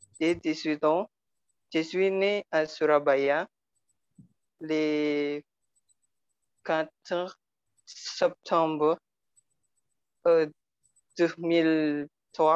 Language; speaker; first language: French; non-native, learner; Indonesian